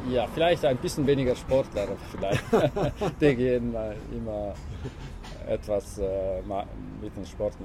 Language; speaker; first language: German; non-native, local second language; Italian